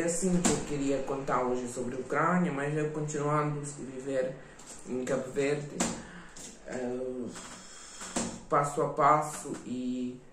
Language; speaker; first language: Portuguese; non-native, fluent; Ukrainian